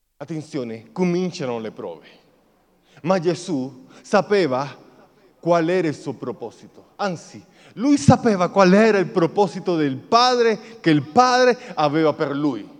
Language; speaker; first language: Italian; non-native, fluent; Spanish